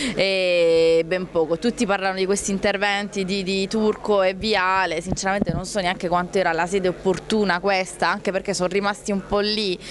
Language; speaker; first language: Italian; native; Italian